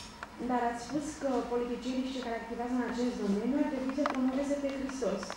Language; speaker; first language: Romanian; native; Romanian